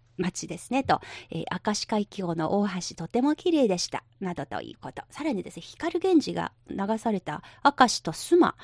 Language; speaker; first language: Japanese; non-native, local second language; Chinese